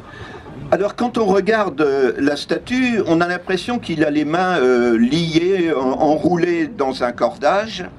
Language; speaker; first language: French; native; French